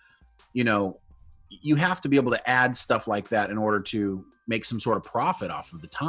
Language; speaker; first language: English; native; English